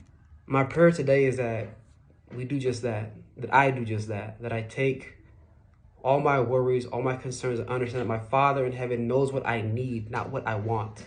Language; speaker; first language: English; native; English